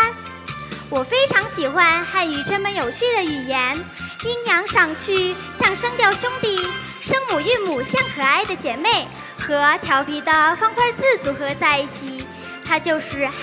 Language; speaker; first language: Chinese; non-native, fluent; Thai